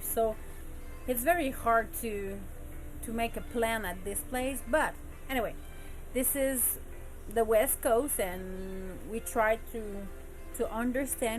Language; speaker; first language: English; non-native, learner; French